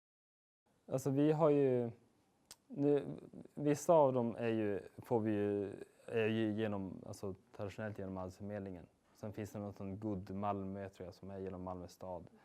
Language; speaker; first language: Swedish; native; Swedish